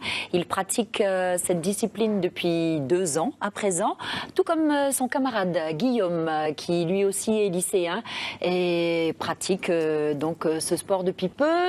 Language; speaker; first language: French; native; French